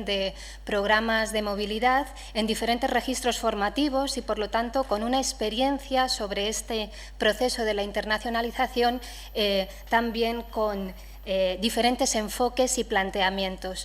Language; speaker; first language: Spanish; native; Spanish